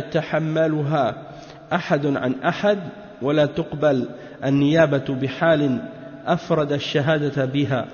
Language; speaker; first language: Arabic; non-native, fluent; French